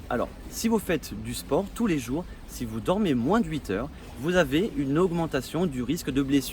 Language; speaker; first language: French; native; French